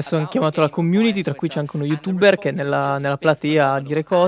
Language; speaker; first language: Italian; native; Italian